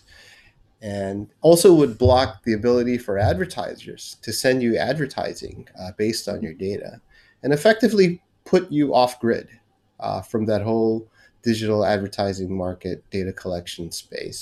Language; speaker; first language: English; non-native, local second language; Korean